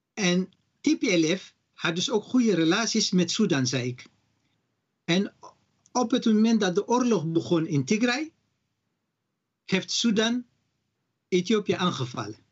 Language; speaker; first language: Dutch; non-native, fluent; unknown